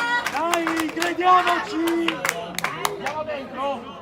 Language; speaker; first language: Italian; native; Italian